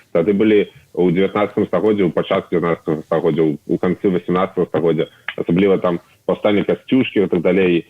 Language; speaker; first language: Belarusian; non-native, local second language; Russian